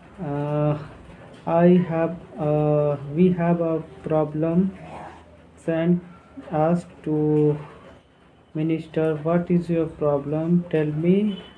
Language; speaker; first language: English; non-native, learner; Hindi